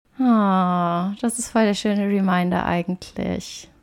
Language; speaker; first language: German; native; German